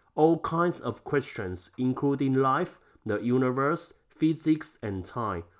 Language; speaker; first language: English; non-native, fluent; Chinese